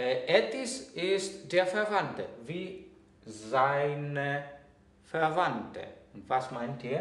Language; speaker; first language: German; non-native, fluent; Greek